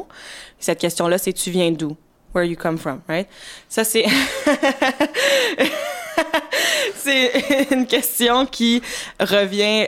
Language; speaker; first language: French; native; French